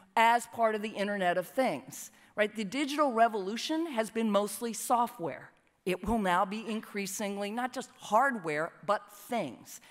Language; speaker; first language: English; native; English